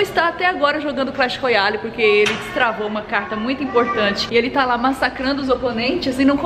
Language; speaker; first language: Portuguese; native; Portuguese